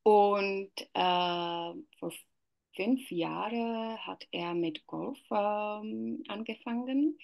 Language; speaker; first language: German; non-native, learner; Czech